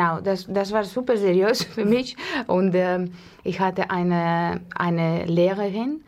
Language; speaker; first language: German; non-native, learner; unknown